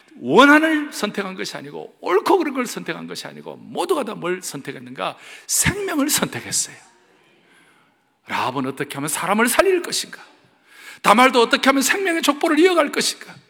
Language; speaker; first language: Korean; native; Korean